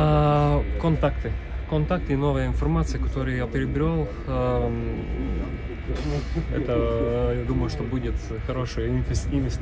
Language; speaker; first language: Russian; non-native, learner; Latvian